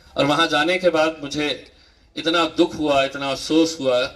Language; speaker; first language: Hindi; non-native, local second language; Marathi